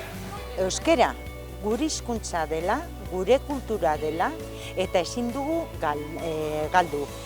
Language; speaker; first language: Basque; non-native, local second language; Spanish